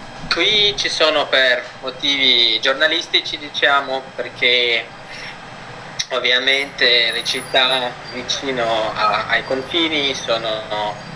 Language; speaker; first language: Italian; non-native, fluent; Ukrainian